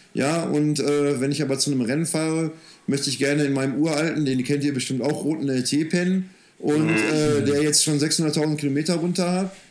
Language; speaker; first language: German; native; German